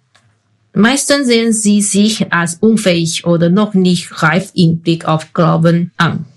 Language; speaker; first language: German; non-native, fluent; Chinese